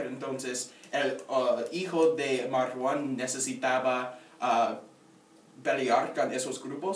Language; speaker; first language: Spanish; non-native, learner; English